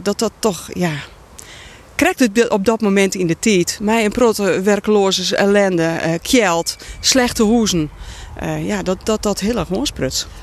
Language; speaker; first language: Dutch; non-native, local second language; Western Frisian